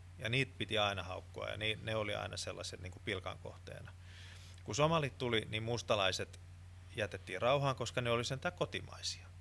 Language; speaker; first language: Finnish; non-native, local second language; Swedish